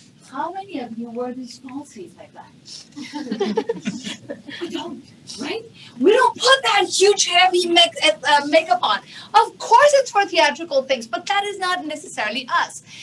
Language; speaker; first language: English; non-native, fluent; Spanish